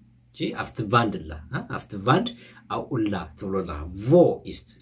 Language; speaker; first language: German; non-native, fluent; Tigrinya